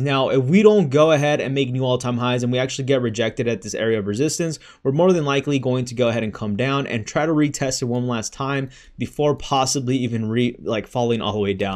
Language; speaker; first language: English; native; English